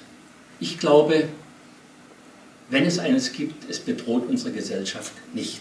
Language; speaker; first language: German; native; German